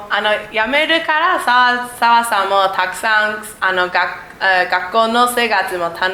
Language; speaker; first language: Japanese; non-native, learner; Chinese